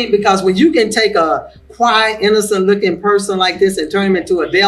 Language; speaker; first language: English; native; English